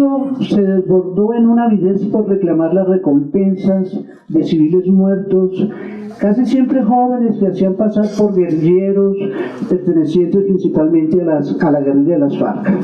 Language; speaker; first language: Spanish; native; Spanish